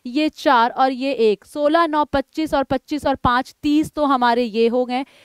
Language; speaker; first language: Hindi; native; Hindi